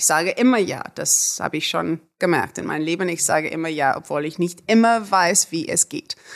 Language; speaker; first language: German; non-native, fluent; Afrikaans